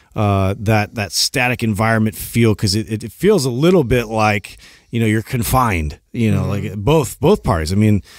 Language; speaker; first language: English; native; English